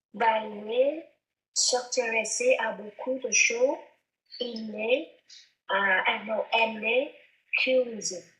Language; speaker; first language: French; non-native, learner; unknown